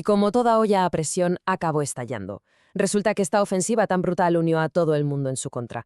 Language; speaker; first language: Spanish; native; Spanish